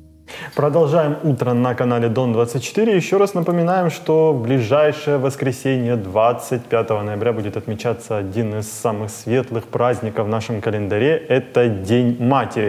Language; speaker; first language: Russian; native; Russian